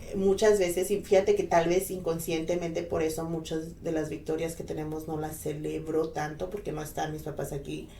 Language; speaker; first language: Spanish; early bilingual, heritage; Spanish